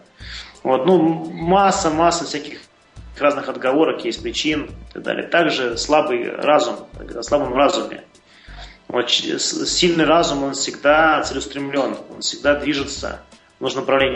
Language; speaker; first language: Russian; native; Russian